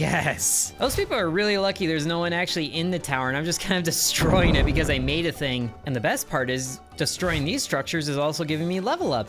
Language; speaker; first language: English; native; English